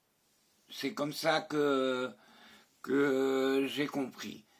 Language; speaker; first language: French; non-native, fluent; Spanish